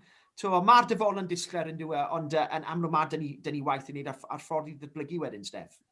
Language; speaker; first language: Welsh; native; Welsh